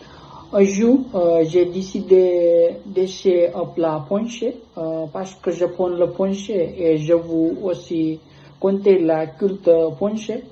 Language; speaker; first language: French; non-native, learner; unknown